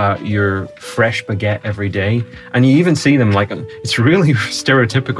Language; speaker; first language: English; native; English